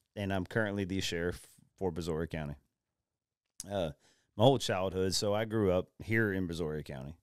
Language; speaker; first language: English; native; English